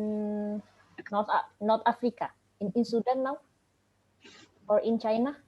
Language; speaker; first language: English; non-native, learner; Indonesian